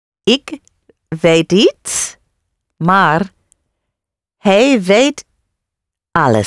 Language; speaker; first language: Dutch; non-native, learner; English